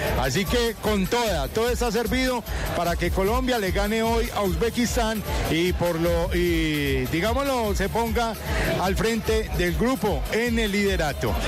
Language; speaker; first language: Spanish; native; Spanish